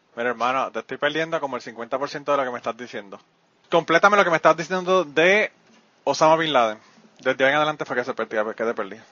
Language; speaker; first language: Spanish; native; Spanish